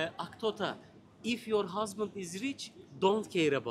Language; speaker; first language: English; non-native, learner; Turkish